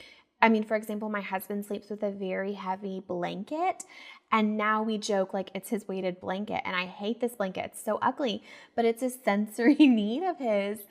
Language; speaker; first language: English; native; English